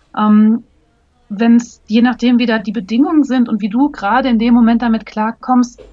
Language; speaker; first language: German; native; German